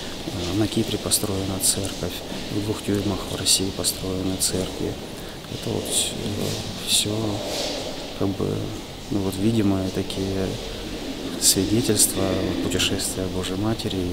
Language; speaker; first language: Russian; native; Russian